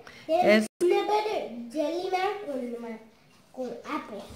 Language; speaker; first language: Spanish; early bilingual, heritage; Spanish